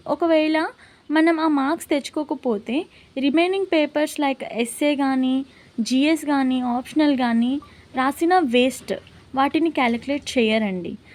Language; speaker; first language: Telugu; non-native, local second language; Lambadi